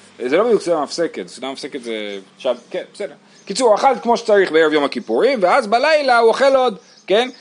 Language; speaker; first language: Hebrew; native; Hebrew